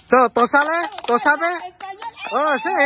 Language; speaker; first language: Spanish; non-native, learner; Filipino